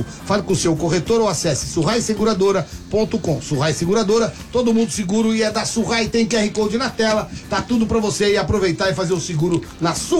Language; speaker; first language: Portuguese; native; Portuguese